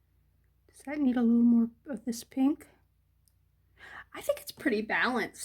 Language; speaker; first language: English; native; English